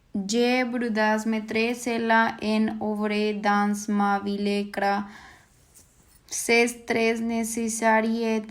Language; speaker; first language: French; non-native, learner; Spanish